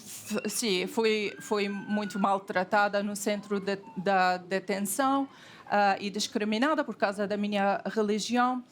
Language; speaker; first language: Portuguese; non-native, fluent; Arabic